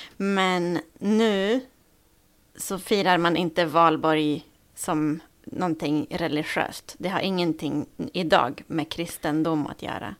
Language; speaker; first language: Swedish; native; Swedish